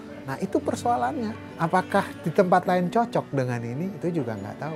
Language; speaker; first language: Indonesian; native; Indonesian